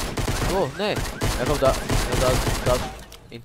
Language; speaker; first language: Swedish; native; Swedish